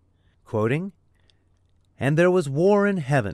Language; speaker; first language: English; native; English